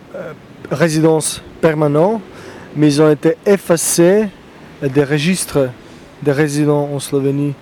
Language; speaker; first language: French; non-native, fluent; Slovenian